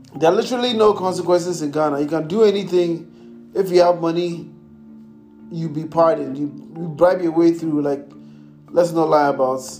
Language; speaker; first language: English; non-native, local second language; Akan